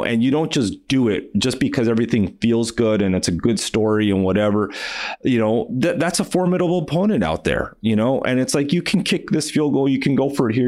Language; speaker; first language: English; native; English